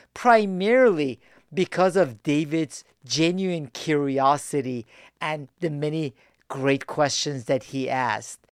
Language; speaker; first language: English; early bilingual, other home language; Persian